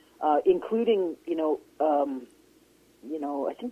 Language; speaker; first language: English; native; English